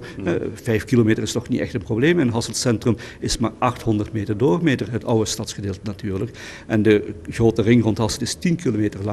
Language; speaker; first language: Dutch; native; Dutch